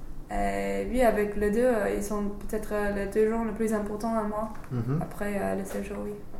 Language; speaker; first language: French; non-native, fluent; English